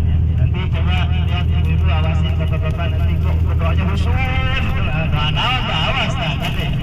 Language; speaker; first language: Indonesian; native; Indonesian